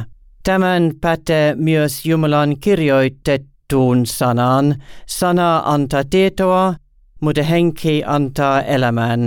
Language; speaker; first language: Finnish; non-native, learner; English